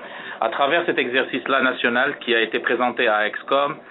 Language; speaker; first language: French; native; French